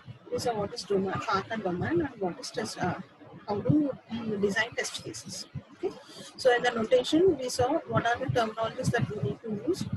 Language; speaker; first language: English; non-native, local second language; Telugu